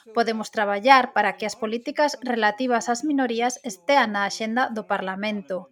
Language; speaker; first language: Galician; native; Galician